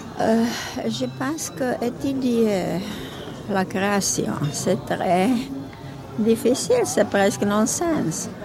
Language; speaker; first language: French; non-native, learner; Czech